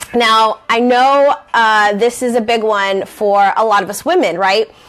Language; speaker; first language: English; native; English